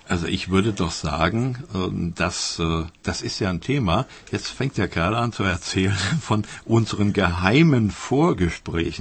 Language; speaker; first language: German; native; German